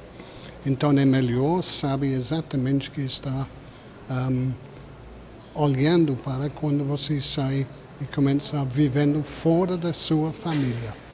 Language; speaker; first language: Portuguese; non-native, fluent; English